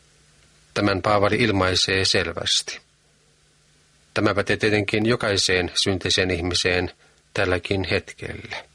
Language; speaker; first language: Finnish; native; Finnish